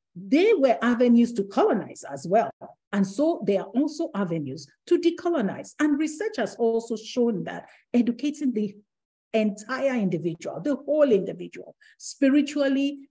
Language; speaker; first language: English; non-native, local second language; Yoruba